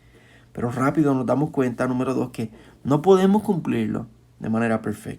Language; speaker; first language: Spanish; native; Spanish